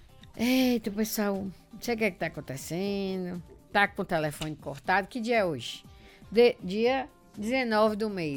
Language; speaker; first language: Portuguese; native; Portuguese